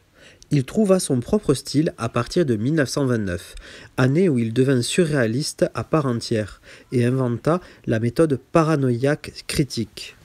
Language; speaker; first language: French; native; French